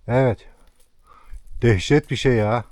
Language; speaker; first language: Turkish; native; Turkish